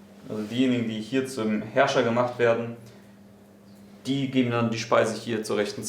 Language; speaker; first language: German; native; German